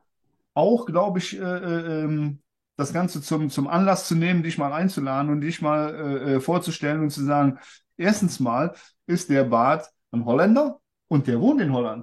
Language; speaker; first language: German; native; German